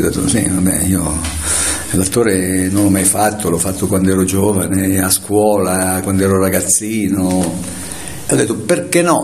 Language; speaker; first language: Italian; native; Italian